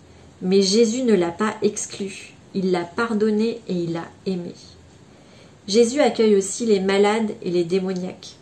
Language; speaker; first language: French; native; French